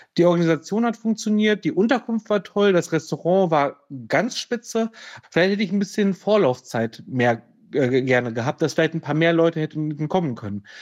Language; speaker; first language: German; native; German